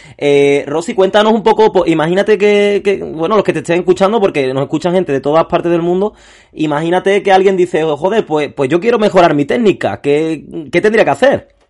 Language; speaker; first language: Spanish; native; Spanish